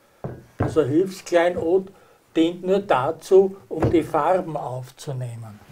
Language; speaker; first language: German; native; German